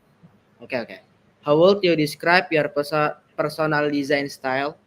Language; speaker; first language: English; non-native, learner; Indonesian